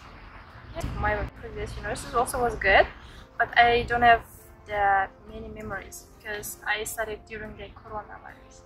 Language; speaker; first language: English; non-native, learner; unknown